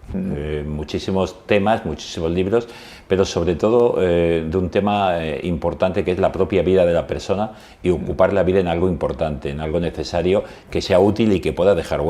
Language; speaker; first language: Spanish; native; Spanish